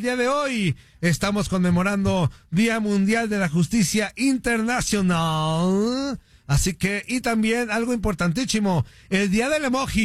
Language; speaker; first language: Spanish; native; Spanish